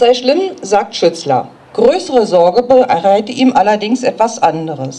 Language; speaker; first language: German; native; German